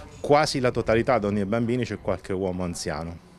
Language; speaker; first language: Italian; native; Italian